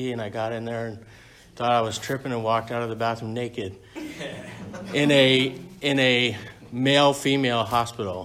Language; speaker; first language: English; native; English